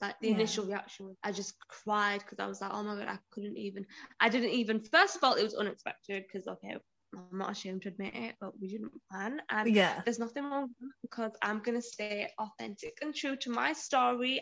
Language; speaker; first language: English; native; English